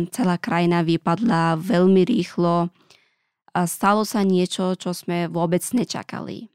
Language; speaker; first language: Slovak; non-native, learner; Pashto